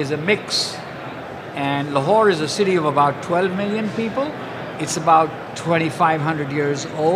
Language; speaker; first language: English; non-native, local second language; Punjabi